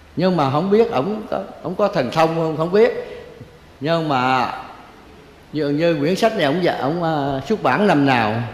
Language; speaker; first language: Vietnamese; native; Vietnamese